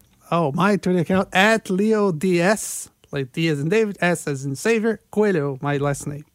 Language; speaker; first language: English; non-native, fluent; Portuguese